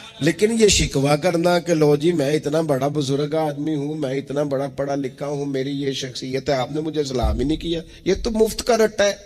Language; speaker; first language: Urdu; non-native, local second language; Punjabi